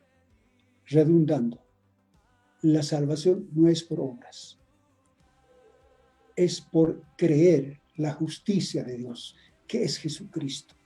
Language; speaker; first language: Spanish; native; Spanish